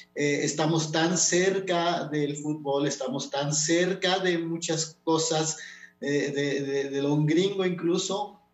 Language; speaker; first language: Spanish; non-native, local second language; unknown